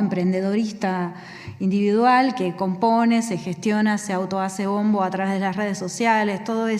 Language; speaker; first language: Spanish; native; Spanish